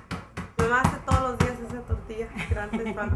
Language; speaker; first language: Spanish; non-native, local second language; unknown